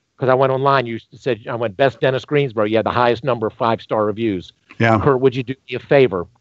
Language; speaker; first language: English; native; English